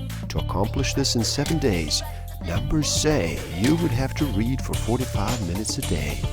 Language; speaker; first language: English; native; English